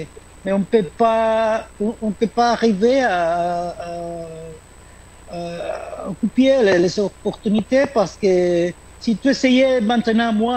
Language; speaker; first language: French; non-native, fluent; Spanish